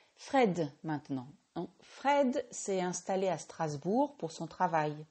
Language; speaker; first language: French; native; French